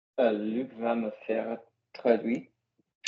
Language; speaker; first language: French; non-native, learner; English